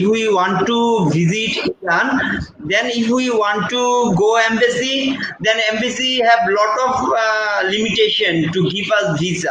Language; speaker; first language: English; non-native, local second language; Bangla